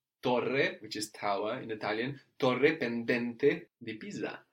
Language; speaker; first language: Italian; non-native, fluent; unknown